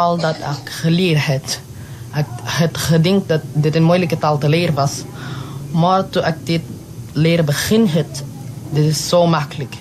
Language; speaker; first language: Dutch; non-native, learner; Filipino